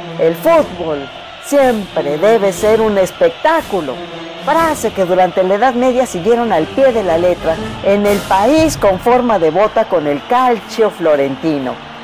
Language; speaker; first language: Spanish; native; Spanish